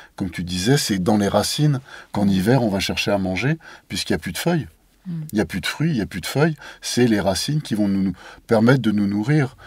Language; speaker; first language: French; native; French